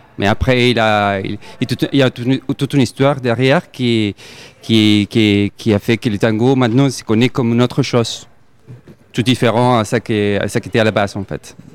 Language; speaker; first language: French; non-native, fluent; Spanish